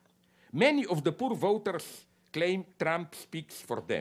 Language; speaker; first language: English; non-native, fluent; Slovenian